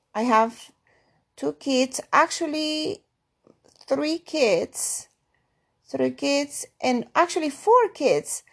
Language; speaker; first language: English; non-native, fluent; Spanish